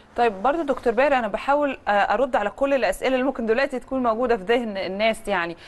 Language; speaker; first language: Egyptian Arabic; native; Egyptian Arabic